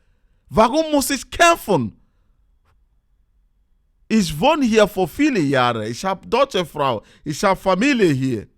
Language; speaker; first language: German; non-native, learner; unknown